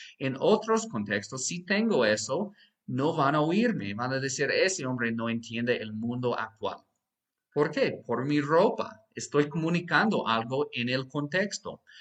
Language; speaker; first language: Spanish; non-native, fluent; English